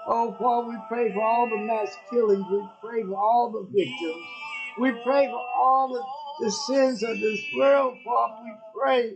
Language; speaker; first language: English; native; English